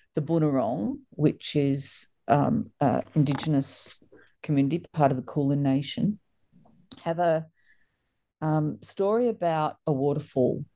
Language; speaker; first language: English; native; English